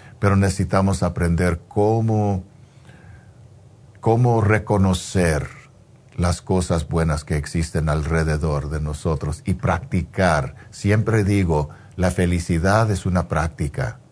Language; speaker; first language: Spanish; non-native, fluent; English